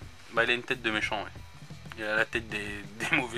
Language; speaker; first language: French; native; French